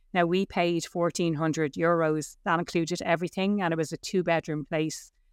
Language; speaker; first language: English; native; English